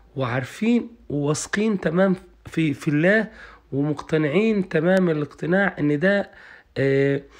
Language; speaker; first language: Arabic; native; Arabic